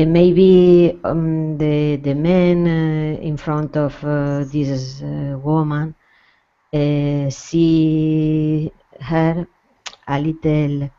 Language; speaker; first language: English; non-native, learner; Spanish